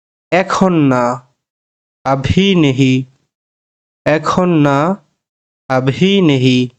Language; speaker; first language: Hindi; non-native, fluent; Bangla